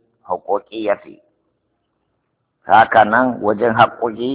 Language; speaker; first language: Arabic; non-native, fluent; Hausa